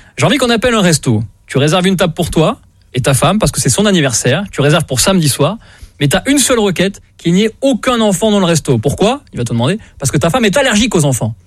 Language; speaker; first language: French; native; French